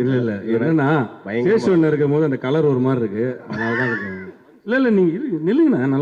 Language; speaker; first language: Tamil; native; Tamil